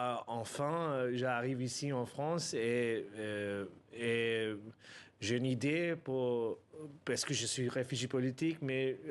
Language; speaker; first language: French; non-native, learner; Urdu